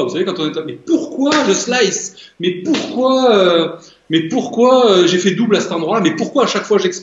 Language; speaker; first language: French; native; French